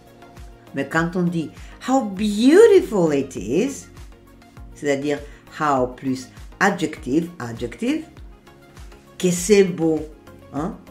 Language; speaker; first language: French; non-native, fluent; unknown